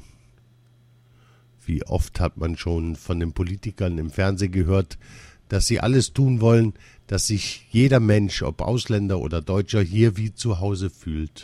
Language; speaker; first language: German; early bilingual, other home language; Arabic